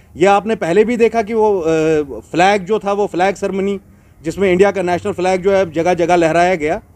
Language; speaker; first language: Hindi; non-native, local second language; Kashmiri